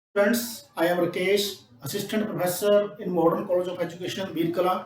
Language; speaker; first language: English; non-native, local second language; Punjabi